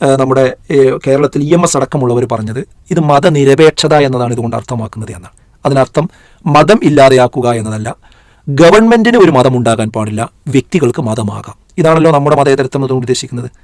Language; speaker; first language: Malayalam; native; Malayalam